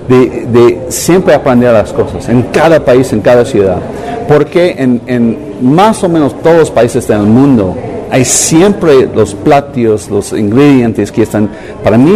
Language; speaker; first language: Spanish; non-native, learner; English